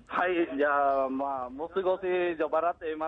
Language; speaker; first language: Japanese; non-native, learner; Vietnamese